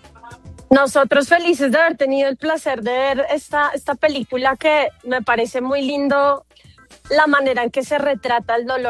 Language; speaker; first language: Spanish; native; Spanish